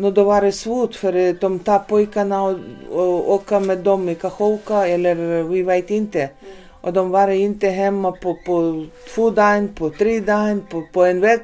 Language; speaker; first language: Swedish; early bilingual, heritage; Swedish